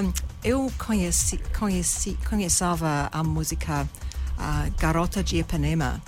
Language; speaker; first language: Portuguese; non-native, learner; English